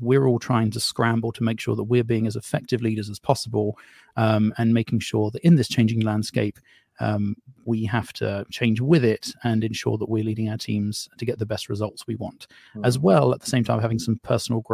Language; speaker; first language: English; native; English